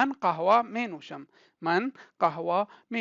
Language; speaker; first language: Persian; non-native, local second language; Pashto